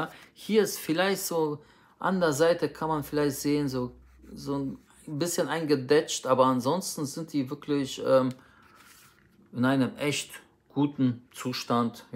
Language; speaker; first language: German; native; German